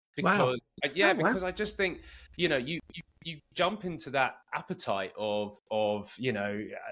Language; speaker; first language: English; native; English